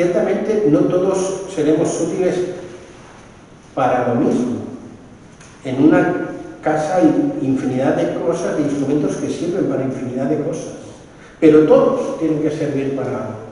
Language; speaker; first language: Spanish; native; Spanish